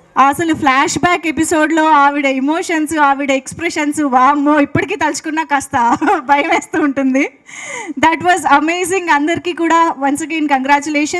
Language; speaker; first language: Telugu; native; Telugu